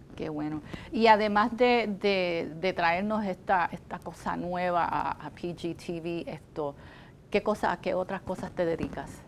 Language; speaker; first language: Spanish; native; Spanish